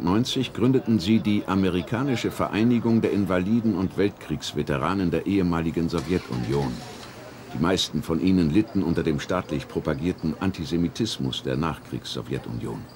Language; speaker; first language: German; native; German